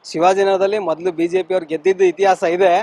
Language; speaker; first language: Kannada; native; Kannada